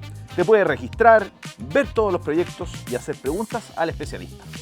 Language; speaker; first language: Spanish; native; Spanish